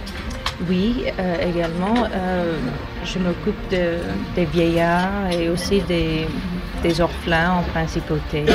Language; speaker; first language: French; non-native, fluent; English